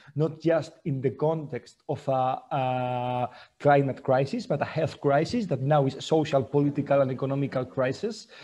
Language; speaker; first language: English; non-native, fluent; Spanish